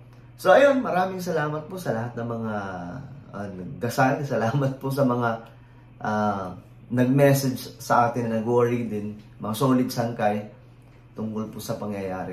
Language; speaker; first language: Filipino; native; Filipino